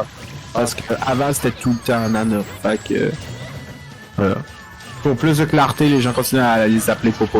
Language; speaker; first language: French; native; French